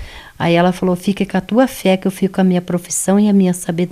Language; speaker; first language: Portuguese; native; Portuguese